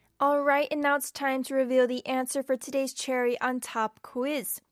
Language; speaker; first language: English; non-native, fluent; Korean